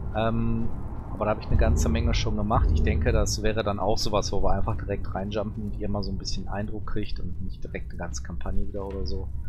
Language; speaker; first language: German; native; German